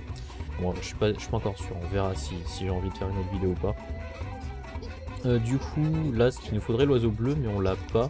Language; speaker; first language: French; native; French